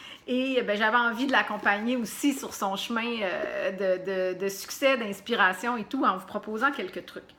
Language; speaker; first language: French; native; French